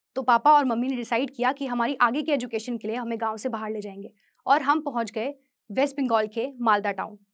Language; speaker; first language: Hindi; native; Hindi